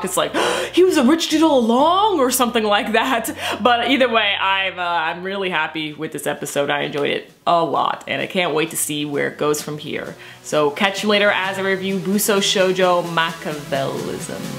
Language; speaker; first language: English; native; English